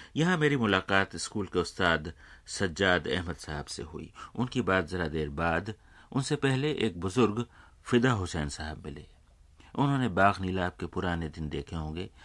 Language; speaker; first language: Urdu; native; Urdu